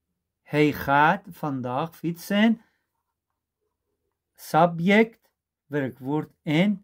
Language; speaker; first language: Dutch; non-native, fluent; Persian